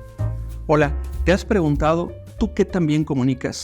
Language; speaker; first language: Spanish; native; Spanish